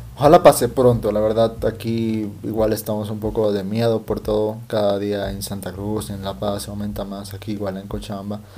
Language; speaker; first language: Spanish; native; Spanish